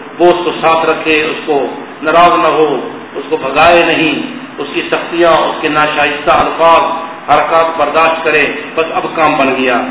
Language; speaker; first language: Urdu; non-native, local second language; Saraiki